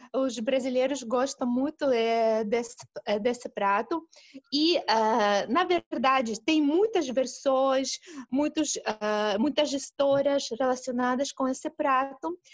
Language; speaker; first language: Portuguese; non-native, fluent; Russian